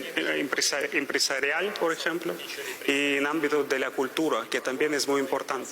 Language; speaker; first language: Spanish; non-native, fluent; Russian